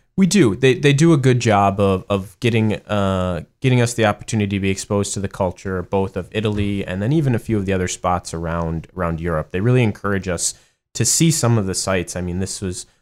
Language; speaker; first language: English; native; English